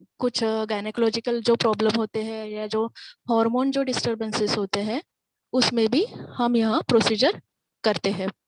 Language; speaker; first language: Hindi; non-native, local second language; Marathi